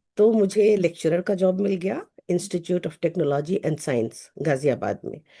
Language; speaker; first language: Hindi; native; Hindi